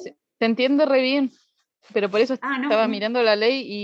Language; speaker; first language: Spanish; native; Spanish